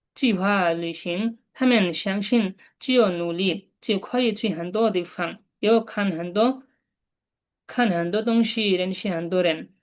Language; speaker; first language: Chinese; non-native, fluent; Bangla